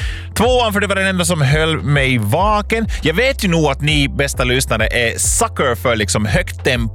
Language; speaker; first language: Swedish; native; Swedish